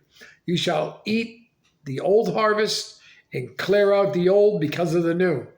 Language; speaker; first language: English; native; English